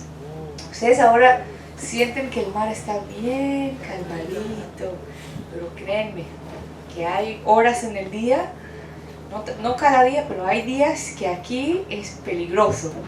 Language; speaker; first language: Spanish; non-native, fluent; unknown